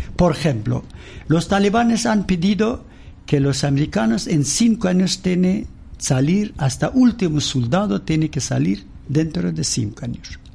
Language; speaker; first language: Spanish; non-native, learner; Persian